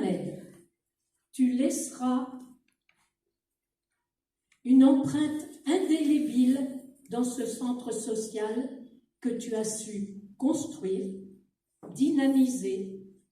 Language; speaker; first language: French; native; French